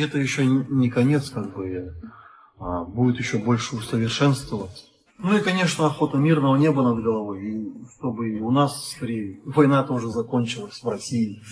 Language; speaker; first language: Russian; native; Russian